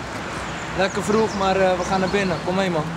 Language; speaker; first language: Dutch; native; Dutch